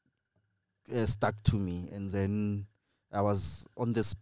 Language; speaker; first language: English; non-native, local second language; Tswana